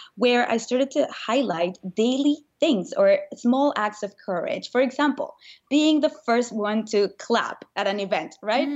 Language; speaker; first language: English; non-native, fluent; Spanish